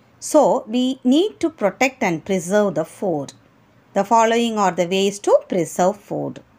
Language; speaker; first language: English; non-native, local second language; Tamil